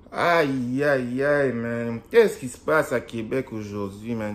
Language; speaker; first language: French; native; French